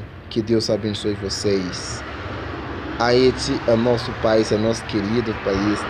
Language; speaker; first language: Portuguese; non-native, learner; Haitian Creole